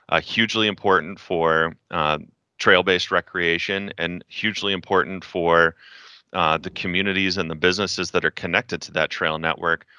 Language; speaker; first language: English; native; English